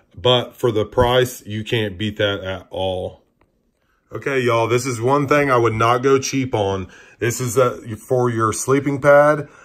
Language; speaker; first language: English; native; English